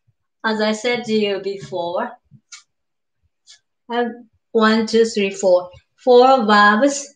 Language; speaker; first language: English; non-native, learner; Japanese